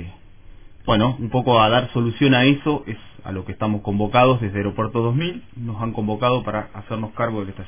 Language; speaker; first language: Spanish; native; Spanish